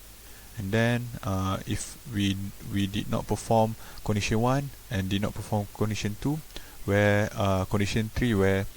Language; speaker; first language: English; non-native, local second language; Malay